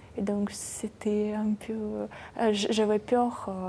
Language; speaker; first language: French; non-native, learner; Ukrainian